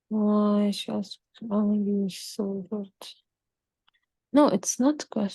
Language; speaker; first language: English; non-native, learner; Arabic